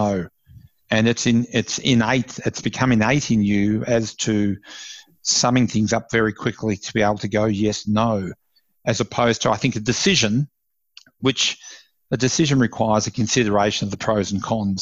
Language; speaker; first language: English; native; English